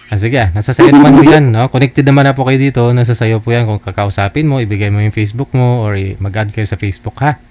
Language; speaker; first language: Filipino; native; Filipino